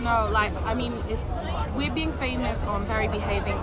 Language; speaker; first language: English; non-native, local second language; Cantonese